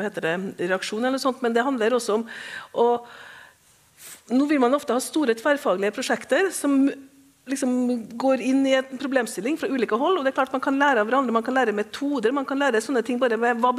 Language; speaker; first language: Norwegian; native; Norwegian